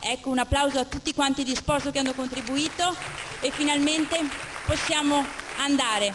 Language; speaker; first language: Italian; native; Italian